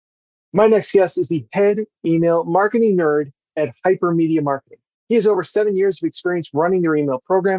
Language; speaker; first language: English; native; English